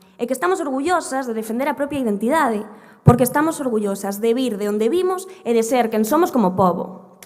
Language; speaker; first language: Galician; native; Galician